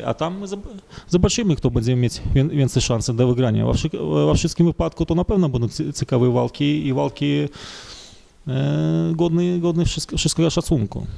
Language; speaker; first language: Polish; non-native, fluent; Russian